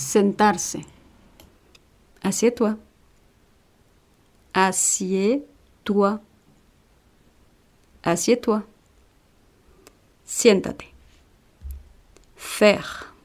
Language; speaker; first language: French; non-native, fluent; Spanish